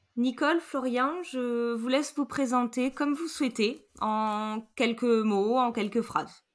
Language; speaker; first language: French; native; French